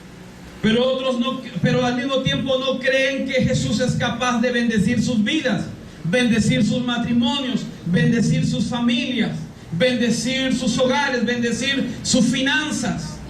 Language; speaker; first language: Spanish; native; Spanish